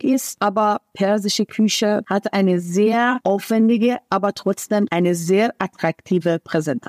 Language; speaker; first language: German; non-native, fluent; Persian